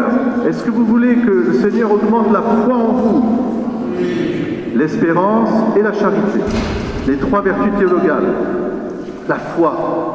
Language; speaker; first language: French; native; French